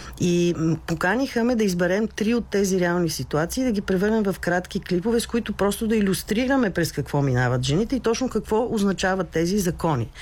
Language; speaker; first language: Bulgarian; native; Bulgarian